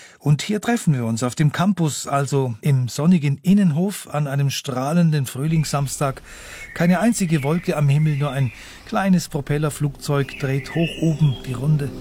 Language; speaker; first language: German; native; German